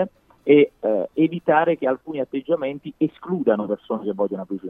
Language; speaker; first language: Italian; native; Italian